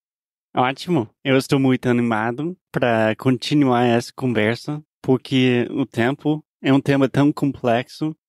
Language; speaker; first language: Portuguese; non-native, fluent; English